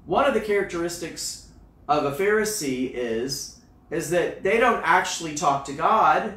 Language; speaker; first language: English; native; English